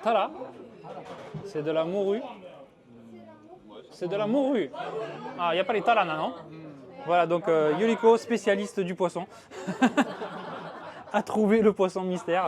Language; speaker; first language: French; native; French